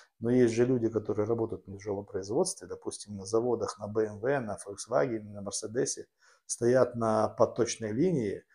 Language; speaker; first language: Russian; native; Russian